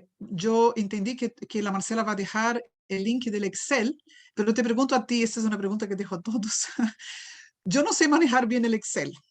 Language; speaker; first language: Spanish; non-native, fluent; Portuguese